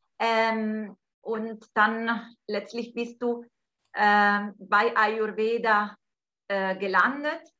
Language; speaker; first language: German; non-native, fluent; Italian